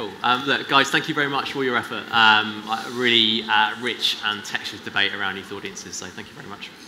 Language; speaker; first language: English; native; English